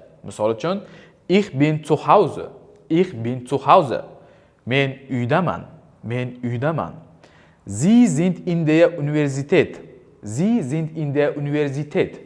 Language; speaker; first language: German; non-native, fluent; Uzbek